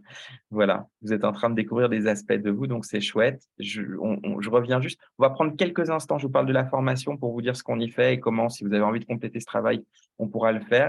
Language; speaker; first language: French; native; French